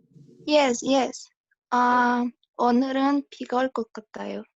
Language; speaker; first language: Korean; non-native, learner; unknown